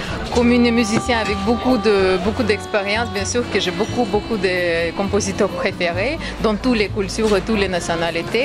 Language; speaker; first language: French; non-native, fluent; Russian